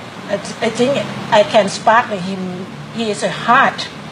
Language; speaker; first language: English; non-native, learner; Thai